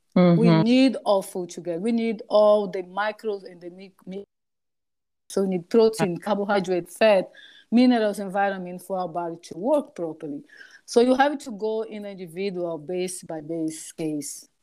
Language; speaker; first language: English; non-native, fluent; Portuguese